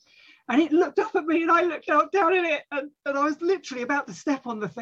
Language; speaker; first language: English; native; English